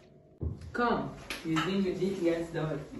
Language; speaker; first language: German; non-native, learner; Italian